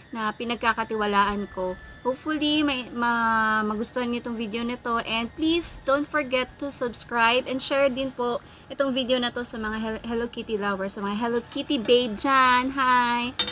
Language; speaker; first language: Filipino; non-native, local second language; Cebuano